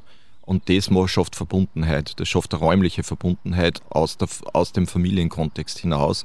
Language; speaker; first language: German; native; German